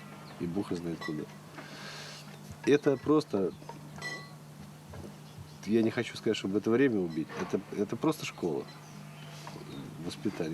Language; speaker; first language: Russian; native; Russian